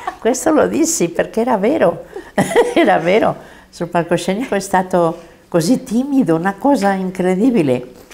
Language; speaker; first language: Italian; non-native, fluent; Catalan